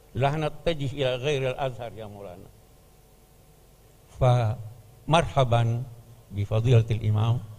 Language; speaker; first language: Arabic; non-native, fluent; Indonesian